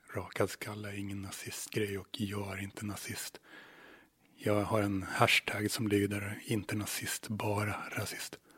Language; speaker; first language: Swedish; native; Swedish